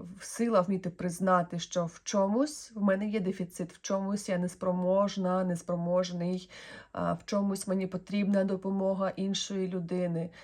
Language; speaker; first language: Ukrainian; non-native, local second language; Russian